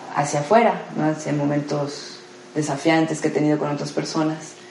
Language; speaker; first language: Spanish; native; Spanish